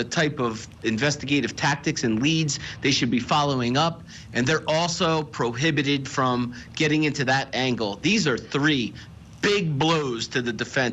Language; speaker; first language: English; native; English